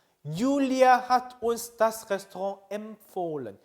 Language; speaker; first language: German; non-native, fluent; Korean